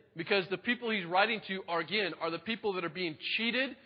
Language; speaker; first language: English; native; English